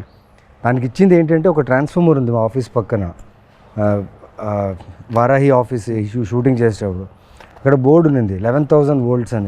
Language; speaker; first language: Telugu; native; Telugu